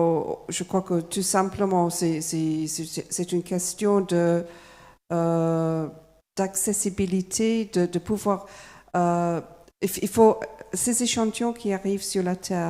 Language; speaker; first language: French; non-native, fluent; English